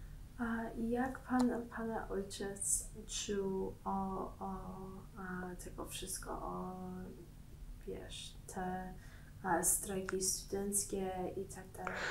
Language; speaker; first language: Polish; early bilingual, heritage; Polish